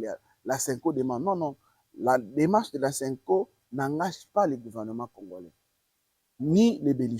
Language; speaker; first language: French; non-native, local second language; Lingala